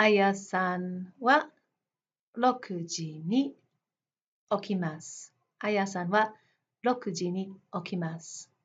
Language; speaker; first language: Japanese; non-native, fluent; English